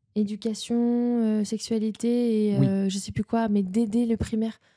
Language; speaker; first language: French; native; French